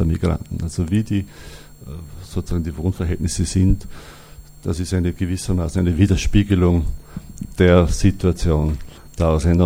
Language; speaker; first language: German; native; German